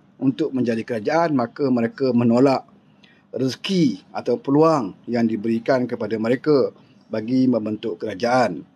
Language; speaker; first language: Malay; native; Malay